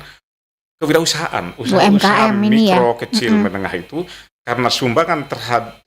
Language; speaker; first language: Indonesian; native; Indonesian